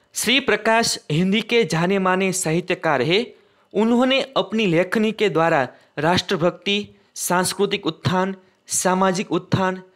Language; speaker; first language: Hindi; non-native, local second language; Gujarati